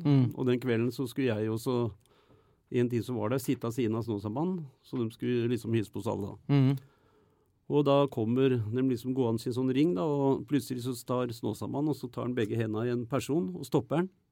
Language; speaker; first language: Norwegian; native; Norwegian